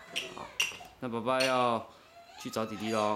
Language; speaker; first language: Chinese; native; Chinese